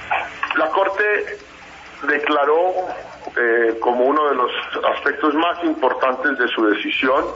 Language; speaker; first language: Spanish; native; Spanish